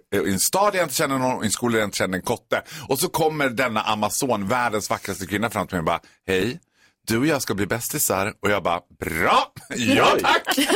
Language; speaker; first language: Swedish; native; Swedish